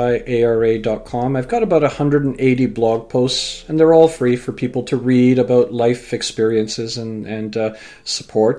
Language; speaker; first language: English; native; English